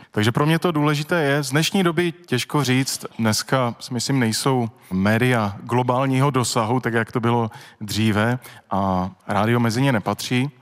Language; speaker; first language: Czech; native; Czech